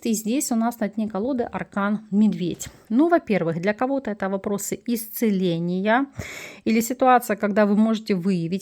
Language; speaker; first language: Russian; native; Russian